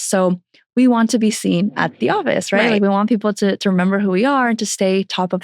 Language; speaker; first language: English; native; English